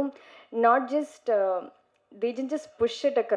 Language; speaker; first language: Tamil; non-native, learner; Malayalam